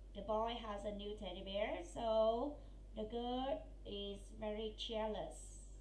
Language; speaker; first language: English; non-native, fluent; Vietnamese